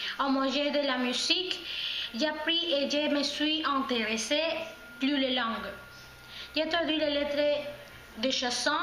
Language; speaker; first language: French; non-native, learner; Spanish